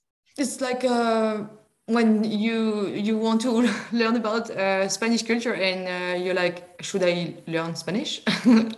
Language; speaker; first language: English; non-native, fluent; French